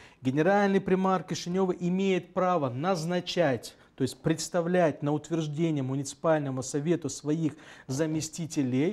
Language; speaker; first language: Russian; native; Russian